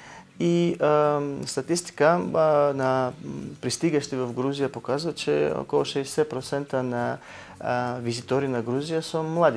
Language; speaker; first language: Bulgarian; non-native, learner; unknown